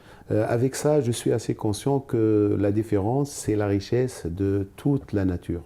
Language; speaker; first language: French; non-native, local second language; Arabic